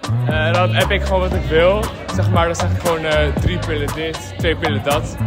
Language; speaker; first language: Dutch; native; Dutch